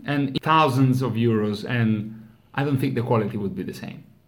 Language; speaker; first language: English; non-native, fluent; Italian